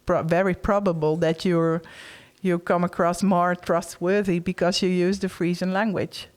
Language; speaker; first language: English; non-native, fluent; Western Frisian